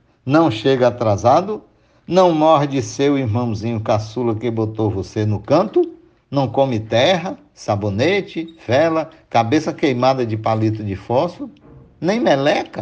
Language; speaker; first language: Portuguese; native; Portuguese